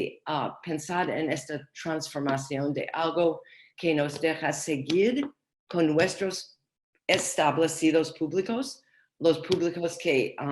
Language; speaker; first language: Spanish; non-native, learner; English